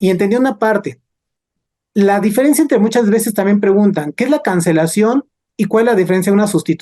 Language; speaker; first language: Spanish; native; Spanish